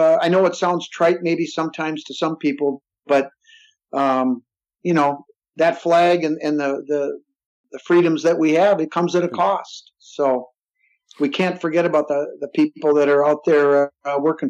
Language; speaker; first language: English; native; English